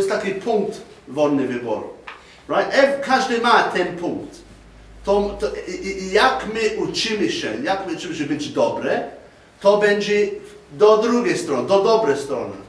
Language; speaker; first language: Polish; non-native, learner; English